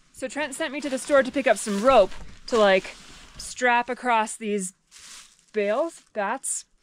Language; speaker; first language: English; native; English